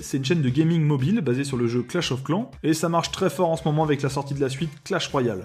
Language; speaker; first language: French; native; French